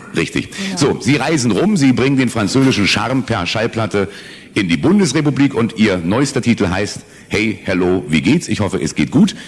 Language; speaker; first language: German; native; German